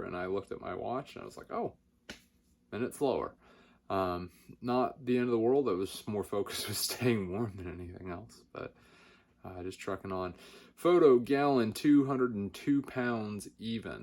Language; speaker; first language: English; native; English